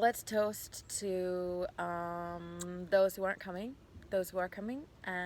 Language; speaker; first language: English; native; English